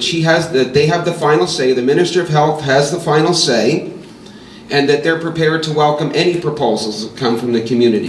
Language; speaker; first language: English; native; English